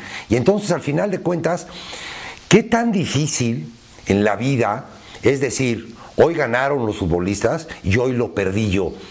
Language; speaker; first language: Spanish; native; Spanish